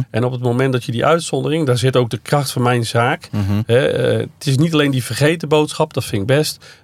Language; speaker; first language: Dutch; native; Dutch